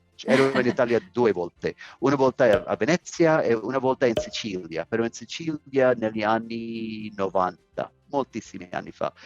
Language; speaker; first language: Italian; non-native, learner; English